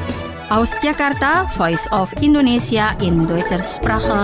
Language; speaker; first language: German; non-native, fluent; Indonesian